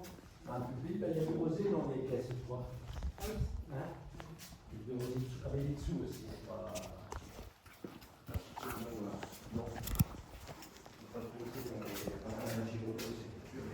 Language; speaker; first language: French; native; French